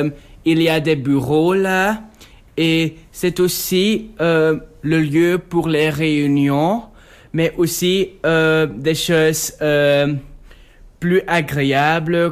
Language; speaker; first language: French; non-native, local second language; Dutch